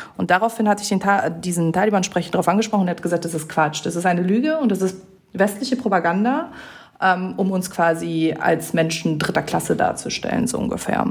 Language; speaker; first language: German; early bilingual, other home language; Persian